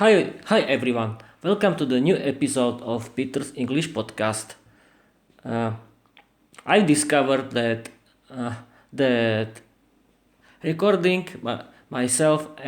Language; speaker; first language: English; non-native, learner; Slovak